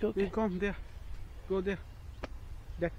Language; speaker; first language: English; non-native, learner; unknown